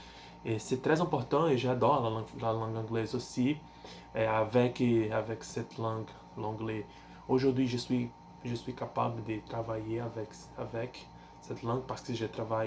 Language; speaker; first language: French; non-native, learner; Portuguese